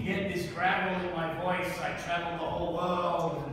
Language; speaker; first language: English; native; English